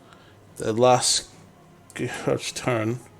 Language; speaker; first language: English; native; English